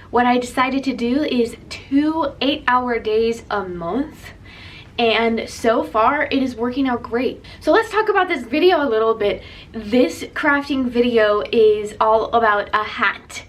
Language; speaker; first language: English; native; English